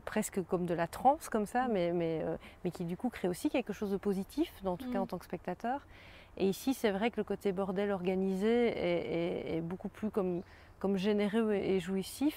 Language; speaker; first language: French; native; French